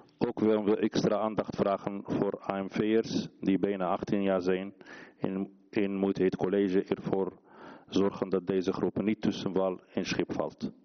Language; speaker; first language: Dutch; non-native, fluent; Arabic